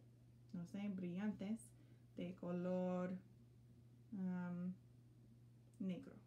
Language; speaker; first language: Spanish; non-native, learner; English